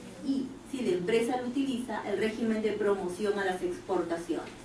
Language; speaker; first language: Spanish; native; Spanish